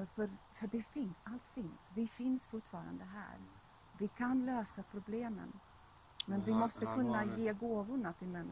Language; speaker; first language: Swedish; non-native, fluent; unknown